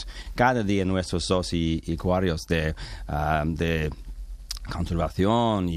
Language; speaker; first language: Spanish; non-native, learner; English